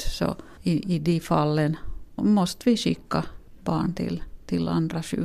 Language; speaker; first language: Swedish; non-native, local second language; Finnish